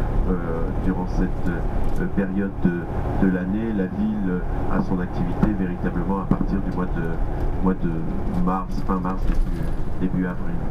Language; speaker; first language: French; native; French